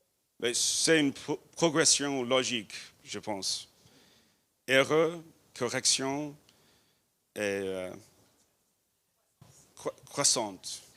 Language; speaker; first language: French; non-native, learner; English